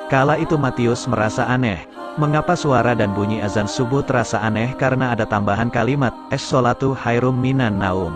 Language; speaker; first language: Indonesian; native; Indonesian